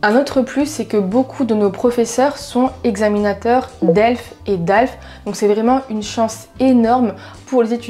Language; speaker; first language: French; native; French